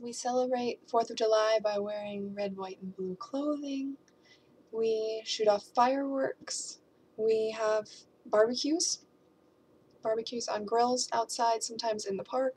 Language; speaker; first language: English; native; English